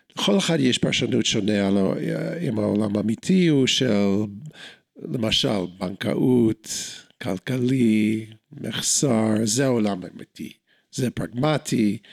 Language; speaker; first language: Hebrew; non-native, fluent; English